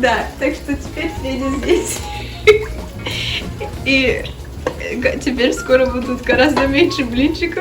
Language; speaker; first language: Russian; early bilingual, heritage; Russian